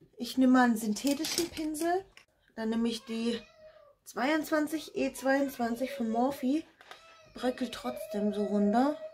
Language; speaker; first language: German; non-native, fluent; Russian